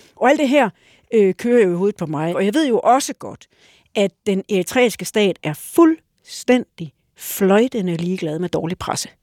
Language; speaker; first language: Danish; native; Danish